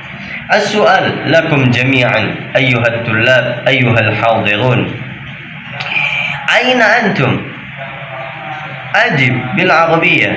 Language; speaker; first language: Arabic; non-native, fluent; Indonesian